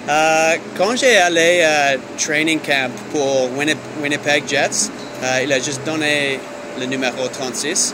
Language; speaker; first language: French; non-native, learner; English